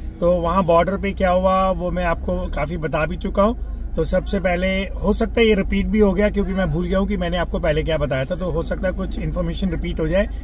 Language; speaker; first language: Hindi; native; Hindi